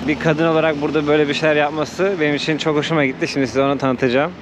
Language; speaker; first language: Turkish; native; Turkish